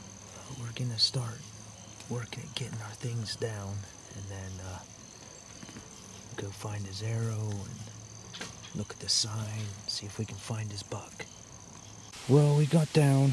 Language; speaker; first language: English; native; English